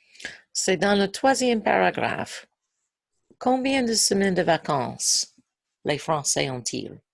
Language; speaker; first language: French; non-native, fluent; English